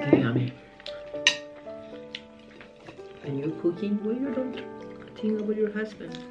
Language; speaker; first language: English; non-native, learner; Turkish